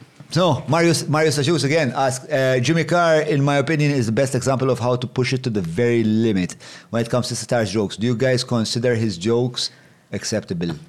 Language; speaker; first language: English; non-native, local second language; Maltese